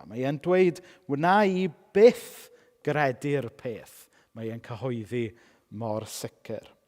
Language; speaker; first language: Welsh; native; Welsh